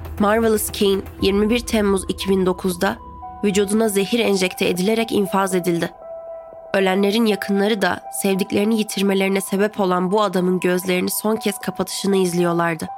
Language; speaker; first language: Turkish; native; Turkish